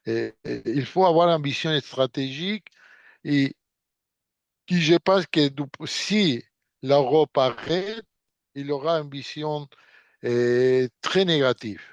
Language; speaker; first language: French; non-native, fluent; Portuguese